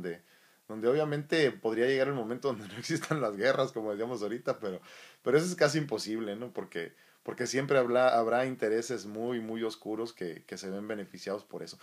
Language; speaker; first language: Spanish; native; Spanish